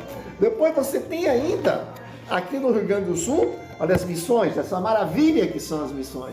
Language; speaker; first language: Portuguese; native; Portuguese